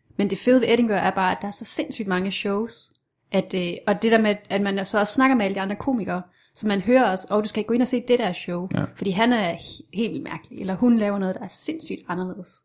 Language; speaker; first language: Danish; native; Danish